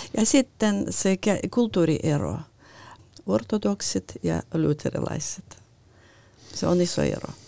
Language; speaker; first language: Finnish; non-native, fluent; Russian